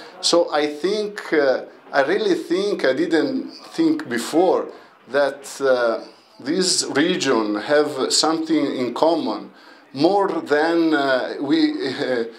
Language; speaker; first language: English; non-native, learner; Italian